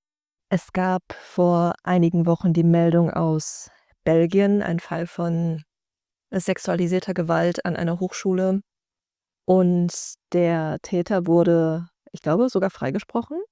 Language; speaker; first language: German; native; German